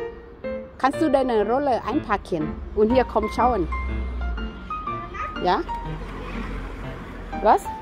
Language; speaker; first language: German; non-native, learner; Thai